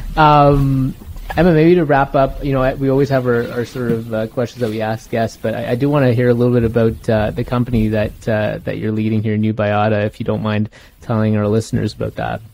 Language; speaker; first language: English; native; English